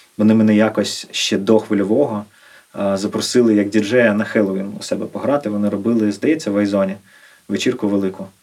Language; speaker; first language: Ukrainian; non-native, local second language; Russian